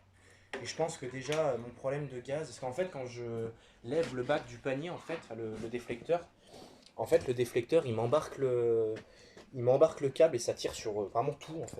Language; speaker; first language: French; native; French